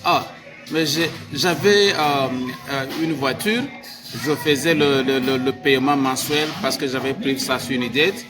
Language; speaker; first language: French; non-native, local second language; Kinyarwanda